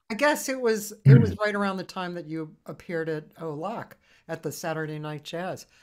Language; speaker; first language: English; native; English